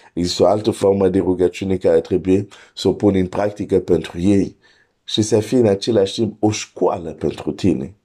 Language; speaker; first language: Romanian; non-native, fluent; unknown